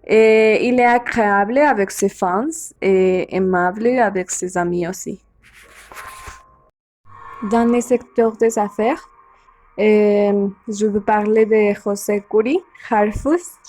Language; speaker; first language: French; non-native, learner; Spanish